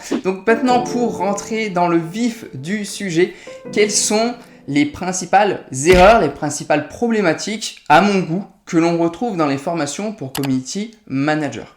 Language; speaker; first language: French; native; French